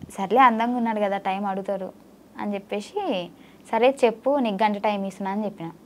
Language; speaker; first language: Telugu; native; Telugu